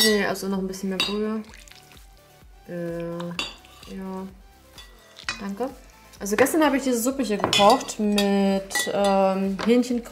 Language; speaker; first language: German; native; German